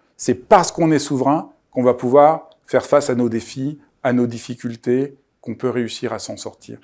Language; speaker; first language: French; native; French